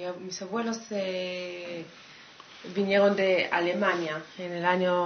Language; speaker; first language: Spanish; non-native, fluent; Hebrew